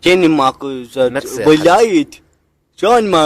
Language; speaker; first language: Arabic; native; Arabic